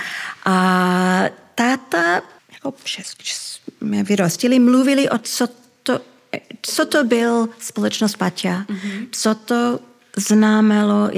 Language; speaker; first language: Czech; early bilingual, heritage; Czech